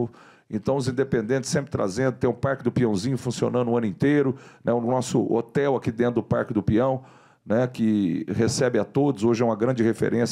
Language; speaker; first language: Portuguese; native; Portuguese